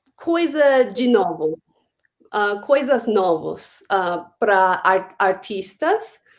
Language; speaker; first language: Portuguese; non-native, learner; English